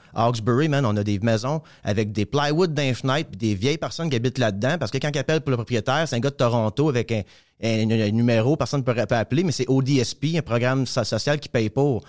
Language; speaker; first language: French; native; French